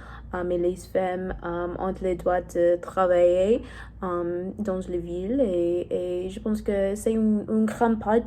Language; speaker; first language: French; non-native, learner; English